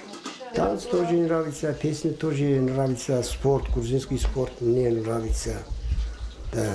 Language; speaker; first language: Russian; non-native, local second language; Azerbaijani